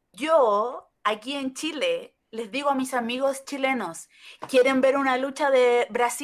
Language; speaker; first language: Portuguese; non-native, learner; Spanish